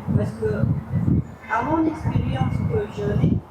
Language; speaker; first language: French; non-native, learner; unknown